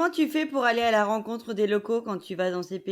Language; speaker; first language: French; native; French